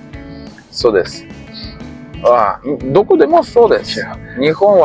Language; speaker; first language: Japanese; non-native, learner; Russian